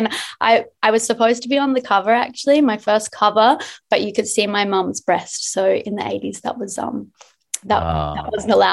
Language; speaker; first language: English; native; English